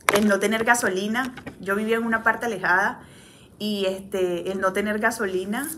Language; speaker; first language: Spanish; native; Spanish